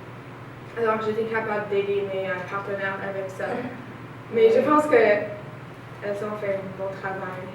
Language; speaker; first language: French; non-native, learner; English